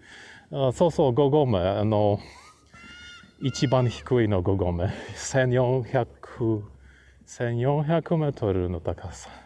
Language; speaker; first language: Japanese; non-native, learner; Polish